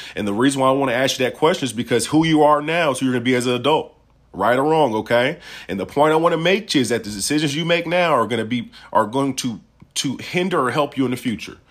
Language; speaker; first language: English; native; English